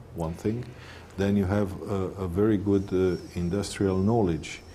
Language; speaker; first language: English; non-native, fluent; Romanian